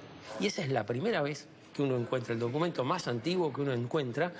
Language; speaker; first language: Spanish; native; Spanish